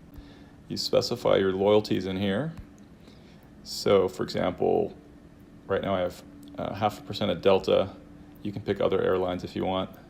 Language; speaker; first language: English; native; English